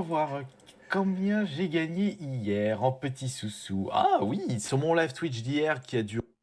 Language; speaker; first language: French; native; French